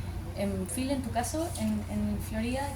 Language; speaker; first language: Spanish; native; Spanish